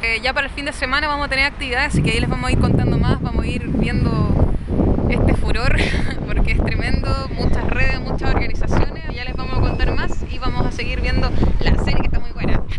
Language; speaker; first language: Spanish; native; Spanish